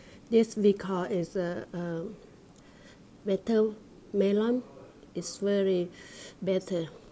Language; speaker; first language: English; non-native, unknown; Thai